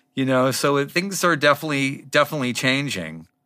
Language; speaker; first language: English; native; English